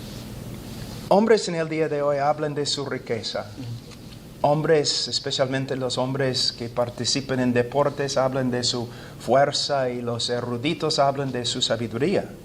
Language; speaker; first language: Spanish; non-native, fluent; English